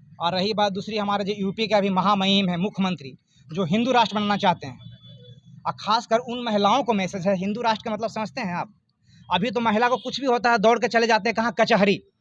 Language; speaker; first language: Hindi; native; Hindi